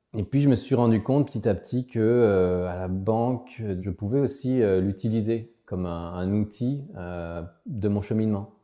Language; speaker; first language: French; early bilingual, other home language; Spanish